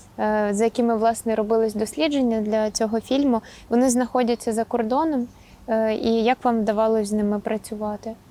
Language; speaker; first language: Ukrainian; native; Ukrainian